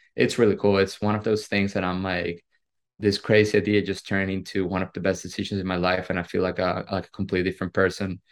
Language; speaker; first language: English; non-native, fluent; Spanish